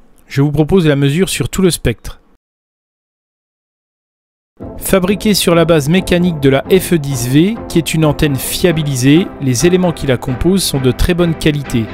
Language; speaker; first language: French; native; French